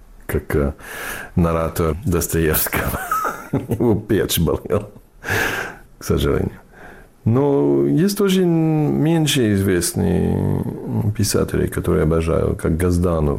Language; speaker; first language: Russian; non-native, fluent; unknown